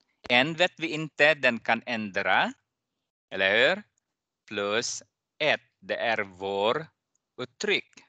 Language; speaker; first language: Swedish; non-native, fluent; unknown